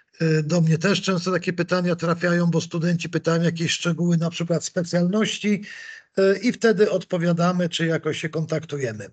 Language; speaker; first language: Polish; native; Polish